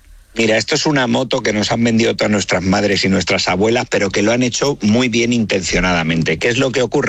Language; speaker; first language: Spanish; native; Spanish